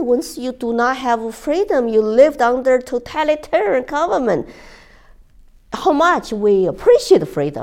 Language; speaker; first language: English; non-native, fluent; Chinese